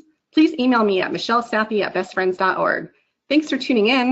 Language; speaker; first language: English; native; English